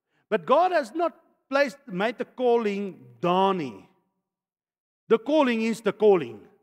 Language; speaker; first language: English; non-native, local second language; Afrikaans